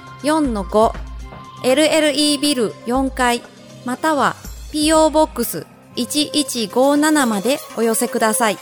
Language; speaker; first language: Japanese; non-native, fluent; Indonesian